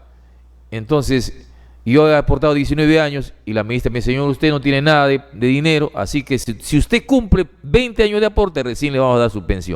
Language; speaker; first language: Spanish; native; Spanish